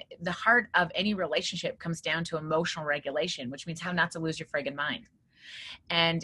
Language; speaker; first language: English; native; English